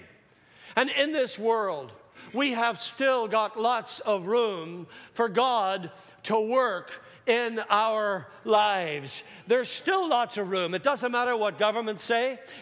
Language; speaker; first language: English; native; English